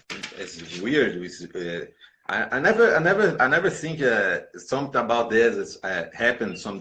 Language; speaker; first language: English; non-native, learner; Portuguese